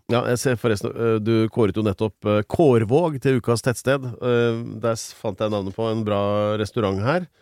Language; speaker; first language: Norwegian; native; Norwegian